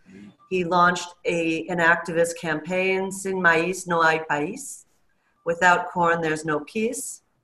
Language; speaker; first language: English; native; English